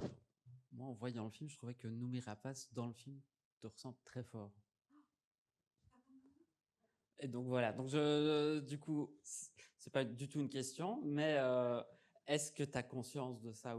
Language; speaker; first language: French; native; French